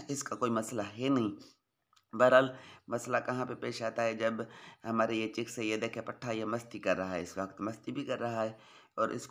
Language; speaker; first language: Hindi; non-native, local second language; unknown